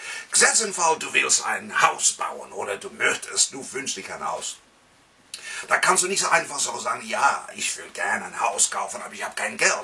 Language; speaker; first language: German; non-native, fluent; English